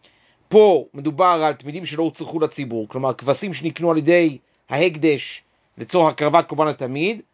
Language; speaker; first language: Hebrew; native; Hebrew